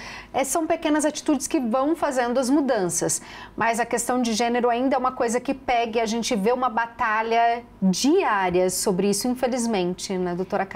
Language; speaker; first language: Portuguese; native; Portuguese